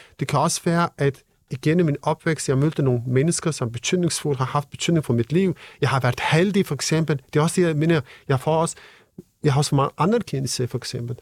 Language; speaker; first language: Danish; non-native, fluent; Kurdish